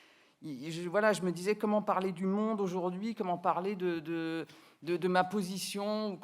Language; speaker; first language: French; native; French